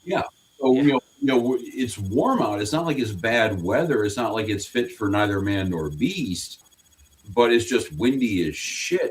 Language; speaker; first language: English; native; English